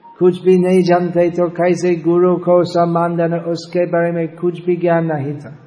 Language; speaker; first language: Hindi; non-native, fluent; English